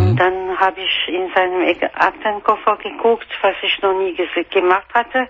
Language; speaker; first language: German; non-native, fluent; French